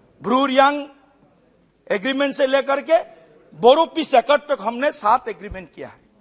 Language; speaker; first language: Hindi; non-native, local second language; Assamese